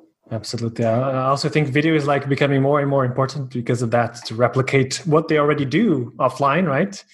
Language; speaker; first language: English; non-native, fluent; Portuguese